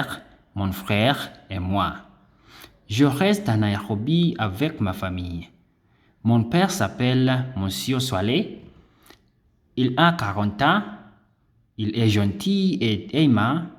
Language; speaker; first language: French; non-native, learner; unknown